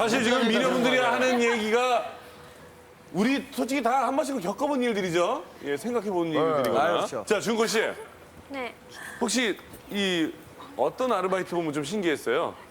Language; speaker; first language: Korean; native; Korean